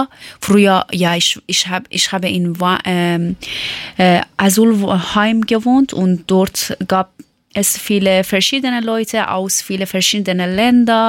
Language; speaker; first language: German; non-native, learner; Persian